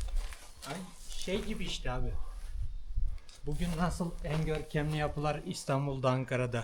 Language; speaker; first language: Turkish; native; Turkish